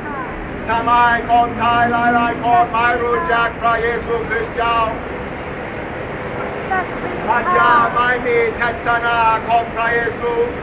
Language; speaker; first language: Thai; non-native, learner; English